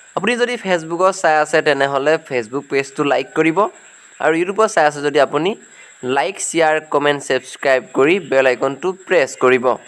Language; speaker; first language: Assamese; native; Assamese